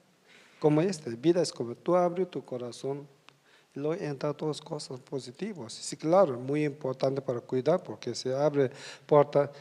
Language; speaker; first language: Spanish; non-native, learner; Tibetan